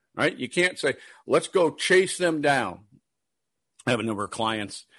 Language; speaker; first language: English; native; English